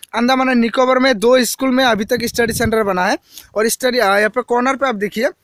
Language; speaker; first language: Hindi; non-native, local second language; Assamese